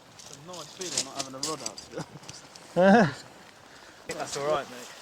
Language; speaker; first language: English; native; English